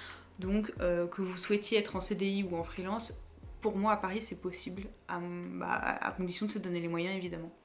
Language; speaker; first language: French; native; French